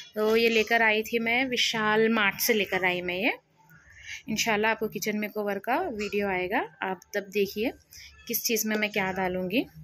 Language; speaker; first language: Hindi; non-native, local second language; Urdu